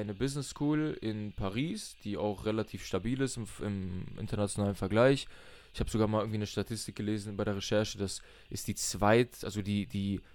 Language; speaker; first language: German; early bilingual, other home language; Russian